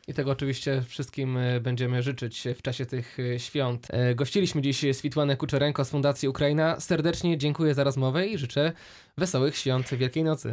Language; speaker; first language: Polish; native; Polish